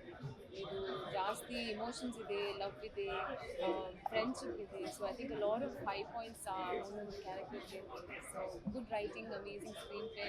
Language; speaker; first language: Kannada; non-native, learner; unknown